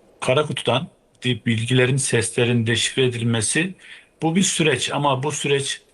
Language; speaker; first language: Turkish; native; Turkish